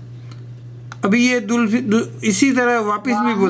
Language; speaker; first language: Hindi; non-native, local second language; Gujarati